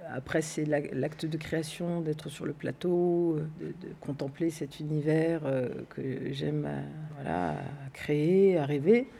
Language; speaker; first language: French; early bilingual, other home language; Arabic